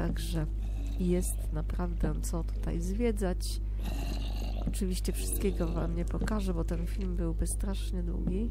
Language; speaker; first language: Polish; native; Polish